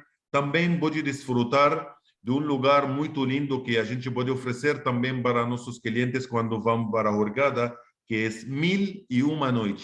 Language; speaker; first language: Portuguese; non-native, fluent; Arabic